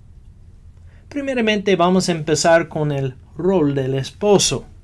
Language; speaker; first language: Spanish; non-native, fluent; English